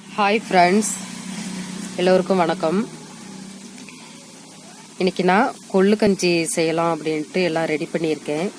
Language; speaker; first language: Tamil; native; Tamil